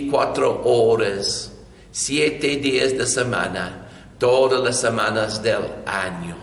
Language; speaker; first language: Spanish; non-native, learner; English